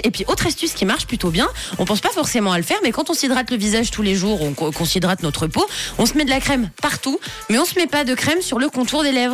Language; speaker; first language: French; native; French